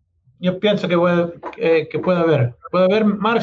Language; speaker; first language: Spanish; non-native, learner; English